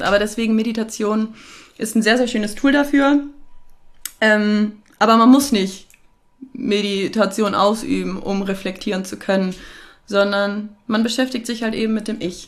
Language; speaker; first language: German; native; German